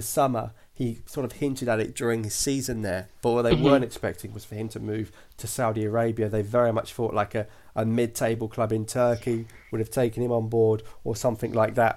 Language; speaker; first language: English; native; English